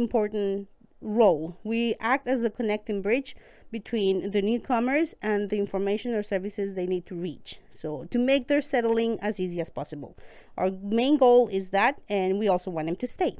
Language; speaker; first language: English; non-native, fluent; Spanish